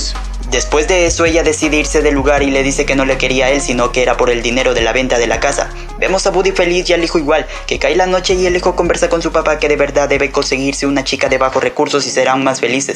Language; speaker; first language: Spanish; native; Spanish